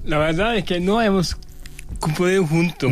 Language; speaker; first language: Spanish; non-native, fluent; Norwegian